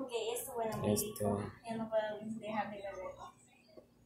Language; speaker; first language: Spanish; early bilingual, heritage; Spanish